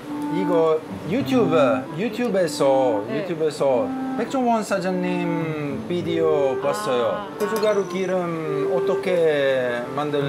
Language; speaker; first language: Korean; non-native, learner; Italian